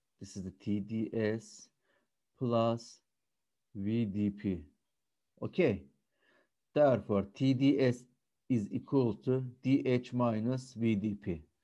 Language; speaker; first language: English; non-native, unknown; Turkish